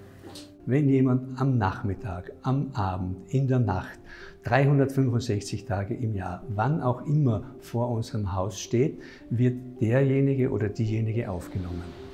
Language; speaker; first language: German; native; German